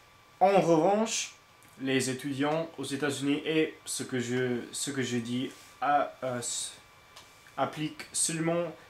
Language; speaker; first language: French; non-native, learner; English